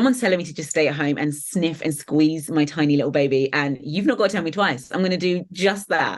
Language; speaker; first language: English; native; English